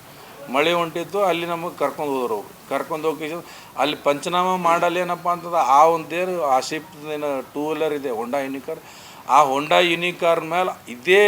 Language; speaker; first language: Kannada; native; Kannada